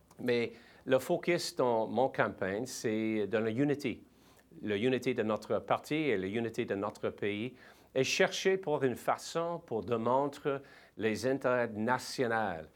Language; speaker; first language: French; non-native, learner; English